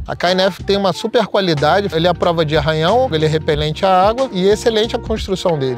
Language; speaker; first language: Portuguese; native; Portuguese